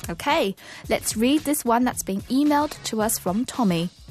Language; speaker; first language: English; non-native, fluent; Chinese